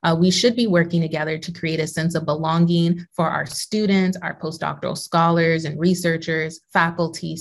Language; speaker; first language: English; native; English